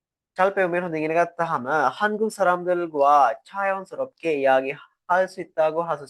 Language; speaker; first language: Korean; non-native, fluent; Sinhala